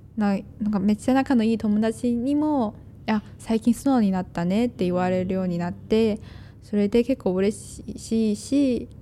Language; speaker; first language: Japanese; non-native, fluent; Chinese